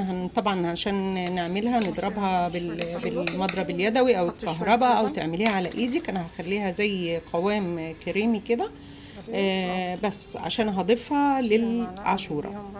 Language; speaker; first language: Arabic; native; Arabic